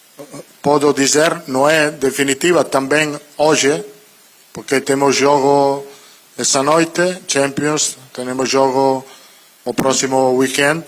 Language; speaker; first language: Portuguese; non-native, learner; Italian